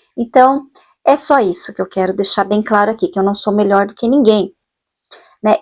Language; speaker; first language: Portuguese; native; Portuguese